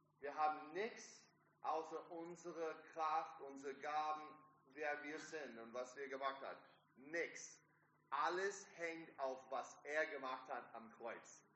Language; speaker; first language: German; non-native, learner; English